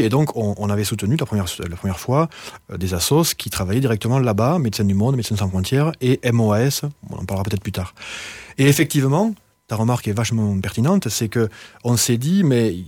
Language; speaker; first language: French; native; French